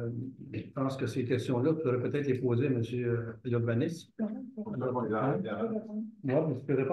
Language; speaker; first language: French; native; French